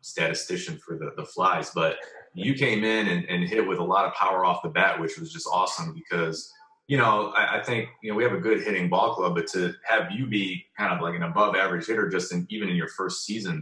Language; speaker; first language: English; native; English